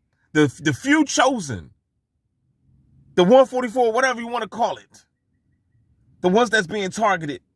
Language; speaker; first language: English; native; English